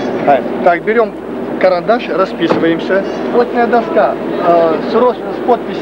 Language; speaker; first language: Russian; native; Russian